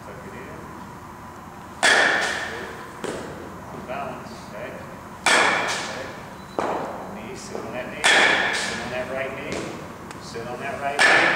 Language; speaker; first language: English; native; English